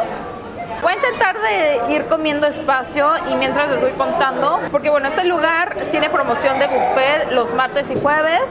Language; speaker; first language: Spanish; early bilingual, other home language; Korean